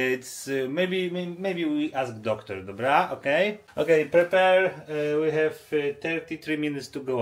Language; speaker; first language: English; non-native, learner; Polish